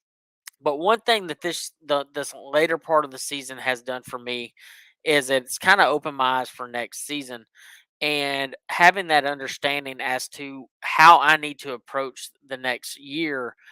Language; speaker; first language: English; native; English